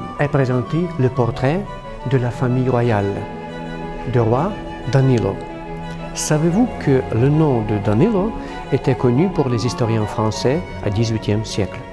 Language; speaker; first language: French; non-native, fluent; Ukrainian